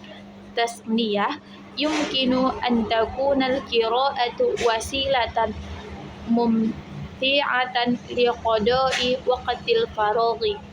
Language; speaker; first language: Arabic; non-native, learner; Indonesian